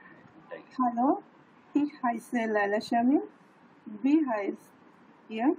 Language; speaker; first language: German; non-native, learner; Bangla